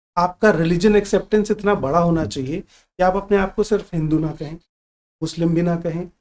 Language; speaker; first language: Hindi; native; Hindi